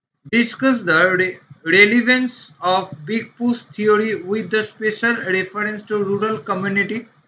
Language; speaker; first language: English; non-native, local second language; Bangla